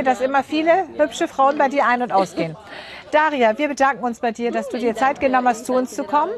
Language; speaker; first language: German; native; German